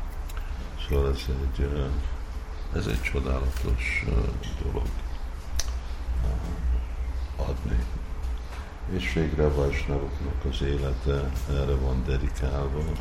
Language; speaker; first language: Hungarian; non-native, fluent; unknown